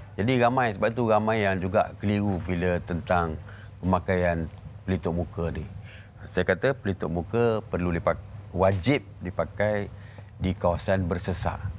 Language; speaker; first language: Malay; native; Malay